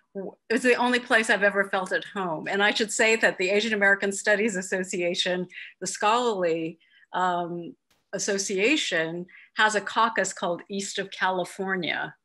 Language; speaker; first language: English; native; English